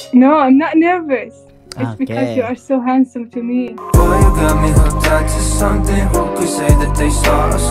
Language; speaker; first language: English; non-native, learner; Arabic